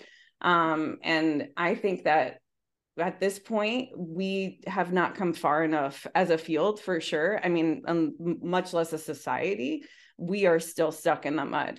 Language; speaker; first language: English; early bilingual, other home language; Spanish